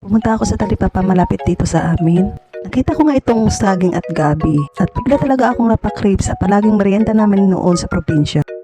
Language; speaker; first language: Filipino; non-native, local second language; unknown